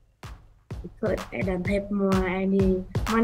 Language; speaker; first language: English; non-native, learner; Vietnamese